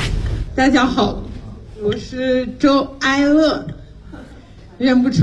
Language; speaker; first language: Chinese; non-native, fluent; French